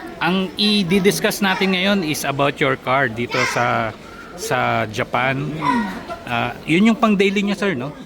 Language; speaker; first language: Filipino; native; Filipino